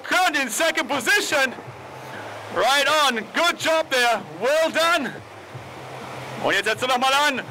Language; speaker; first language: German; native; German